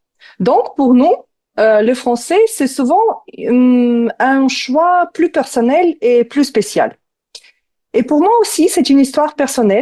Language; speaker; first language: French; non-native, fluent; Ukrainian